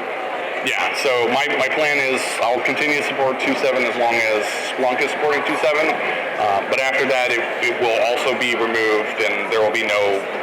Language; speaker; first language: English; native; English